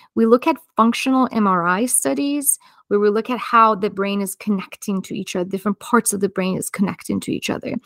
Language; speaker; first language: English; non-native, fluent; Persian